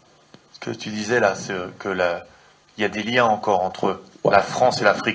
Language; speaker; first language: French; native; French